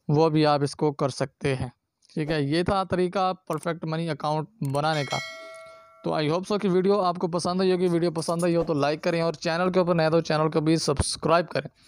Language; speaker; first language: Urdu; non-native, local second language; Punjabi